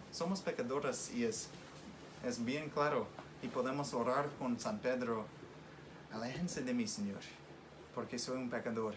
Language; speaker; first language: Spanish; non-native, fluent; English